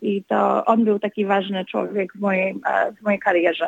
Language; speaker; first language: Polish; early bilingual, other home language; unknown